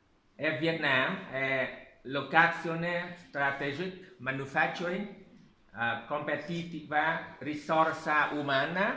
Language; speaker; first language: Italian; non-native, learner; Vietnamese